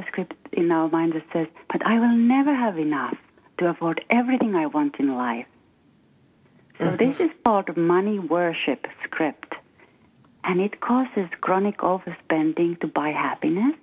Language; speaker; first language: English; non-native, fluent; Finnish